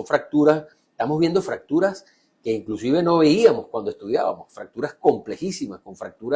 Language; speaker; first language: Spanish; native; Spanish